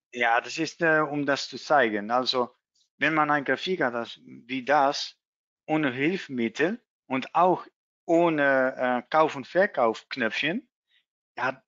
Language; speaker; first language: German; non-native, learner; Dutch